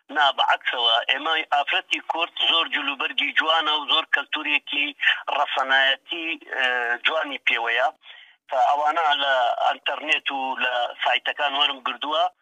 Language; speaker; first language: Central Kurdish; non-native, local second language; Arabic